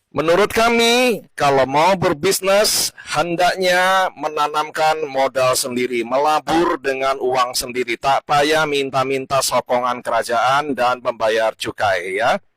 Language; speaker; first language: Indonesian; native; Indonesian